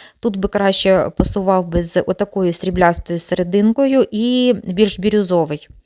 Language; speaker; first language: Ukrainian; non-native, local second language; Russian